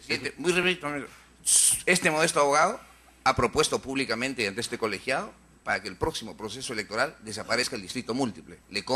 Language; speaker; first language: Spanish; native; Spanish